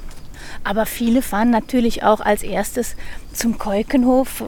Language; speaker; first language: German; native; German